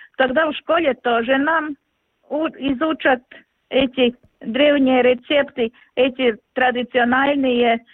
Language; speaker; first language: Russian; non-native, local second language; Latvian